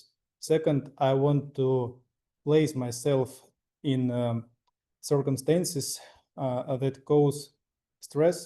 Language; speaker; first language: English; non-native, fluent; Russian